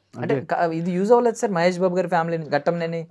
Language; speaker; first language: Telugu; native; Telugu